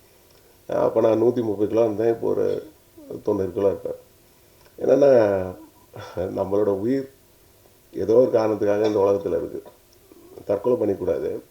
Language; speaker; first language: Tamil; native; Tamil